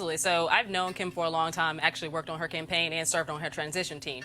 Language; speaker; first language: English; native; English